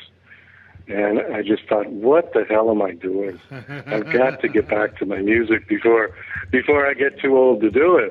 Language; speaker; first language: English; native; English